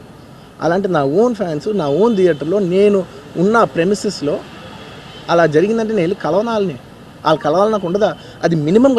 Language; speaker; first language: Telugu; native; Telugu